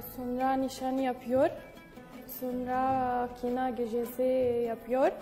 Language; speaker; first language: Turkish; non-native, learner; Arabic